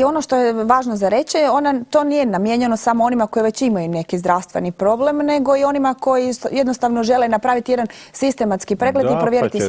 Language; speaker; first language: Croatian; native; Croatian